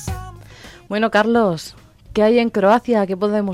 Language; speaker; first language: Spanish; native; Spanish